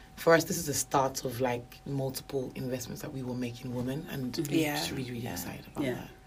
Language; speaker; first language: English; non-native, local second language; Yoruba